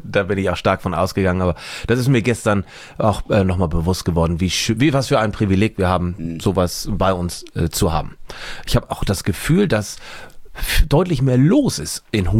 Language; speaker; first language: German; native; German